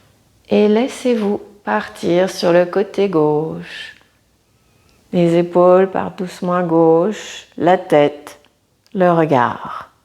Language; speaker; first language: French; native; French